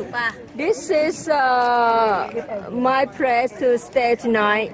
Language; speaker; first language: English; non-native, learner; Thai